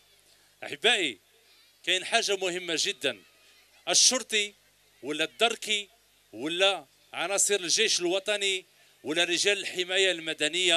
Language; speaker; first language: Arabic; native; Arabic